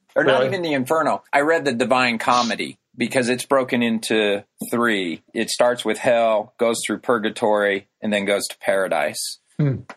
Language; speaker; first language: English; native; English